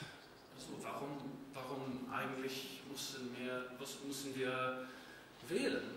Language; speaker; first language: German; non-native, fluent; English